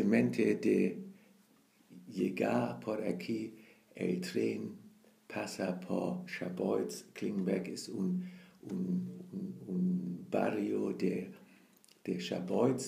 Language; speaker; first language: Spanish; non-native, learner; German